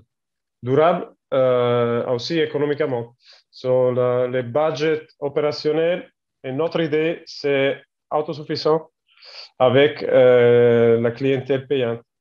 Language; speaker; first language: French; non-native, learner; Italian